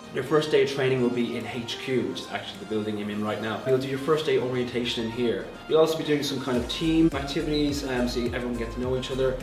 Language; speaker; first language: English; native; English